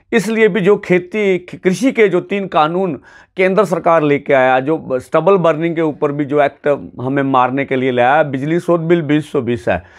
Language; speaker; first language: Hindi; non-native, local second language; Punjabi